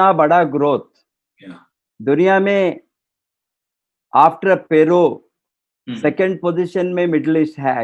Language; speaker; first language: Hindi; non-native, local second language; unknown